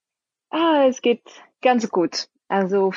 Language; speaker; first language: German; non-native, fluent; French